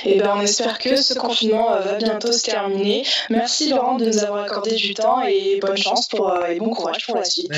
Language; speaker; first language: French; native; French